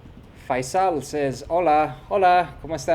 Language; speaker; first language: Spanish; non-native, fluent; English